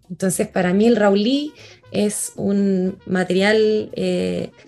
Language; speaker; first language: Spanish; native; Spanish